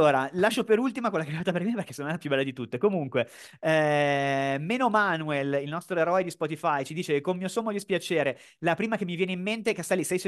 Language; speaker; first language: Italian; native; Italian